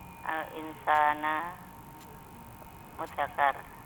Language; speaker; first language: Arabic; non-native, learner; Indonesian